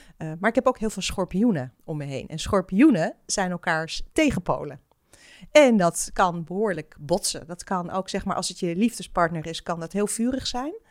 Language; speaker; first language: Dutch; native; Dutch